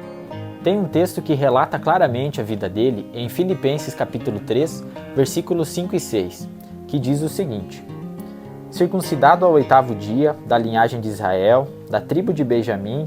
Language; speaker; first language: Portuguese; native; Portuguese